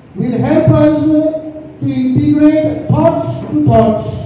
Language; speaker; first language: English; non-native, local second language; Marathi